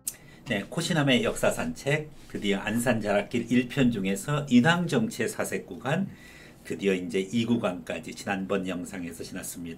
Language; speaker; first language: Korean; native; Korean